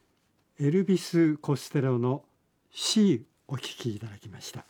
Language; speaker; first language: Japanese; native; Japanese